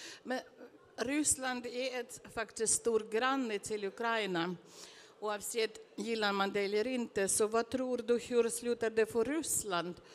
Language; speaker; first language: Swedish; non-native, fluent; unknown